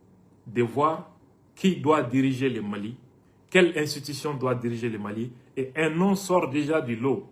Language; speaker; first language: French; non-native, local second language; Bambara